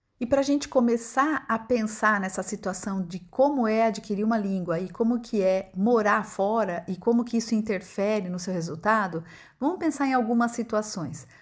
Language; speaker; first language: Portuguese; native; Portuguese